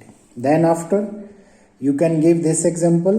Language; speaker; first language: English; non-native, local second language; Hindi